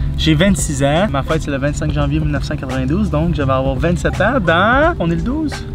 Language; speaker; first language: French; native; French